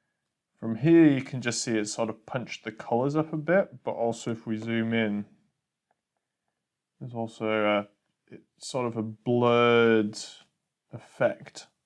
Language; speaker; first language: English; native; English